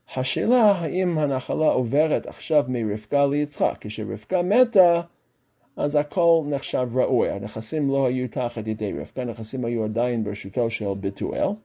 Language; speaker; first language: Hebrew; non-native, fluent; English